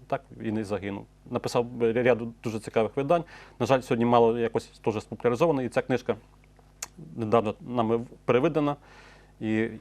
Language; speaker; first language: Ukrainian; native; Ukrainian